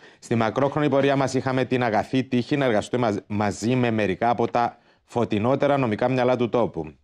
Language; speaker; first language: Greek; native; Greek